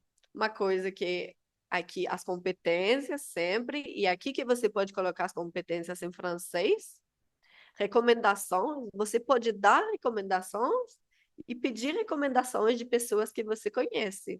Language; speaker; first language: Portuguese; non-native, fluent; Spanish